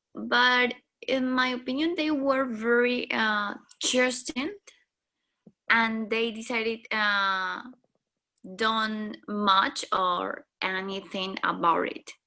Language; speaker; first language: English; non-native, learner; Spanish